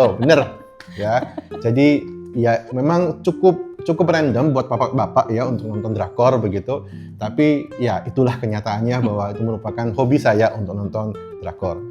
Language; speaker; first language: Indonesian; native; Indonesian